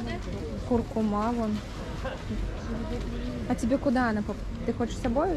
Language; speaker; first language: Russian; native; Russian